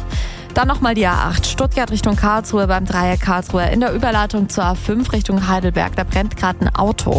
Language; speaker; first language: German; native; German